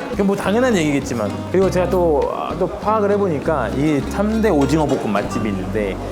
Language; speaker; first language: Korean; native; Korean